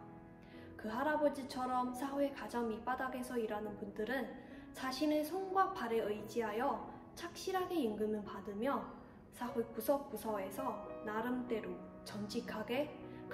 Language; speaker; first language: Korean; non-native, fluent; Chinese